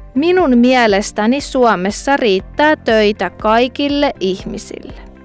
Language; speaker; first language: Finnish; non-native, learner; Arabic